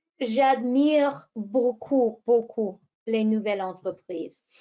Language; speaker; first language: French; non-native, fluent; English